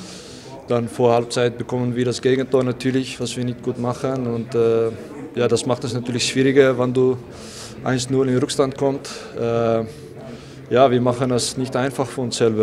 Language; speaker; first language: German; non-native, fluent; Dutch